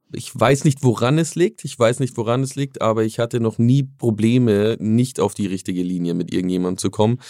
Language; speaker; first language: German; native; German